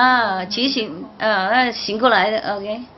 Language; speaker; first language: Chinese; non-native, fluent; Vietnamese